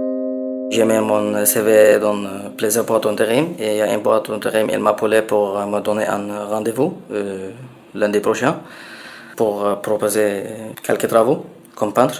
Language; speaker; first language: French; non-native, learner; Arabic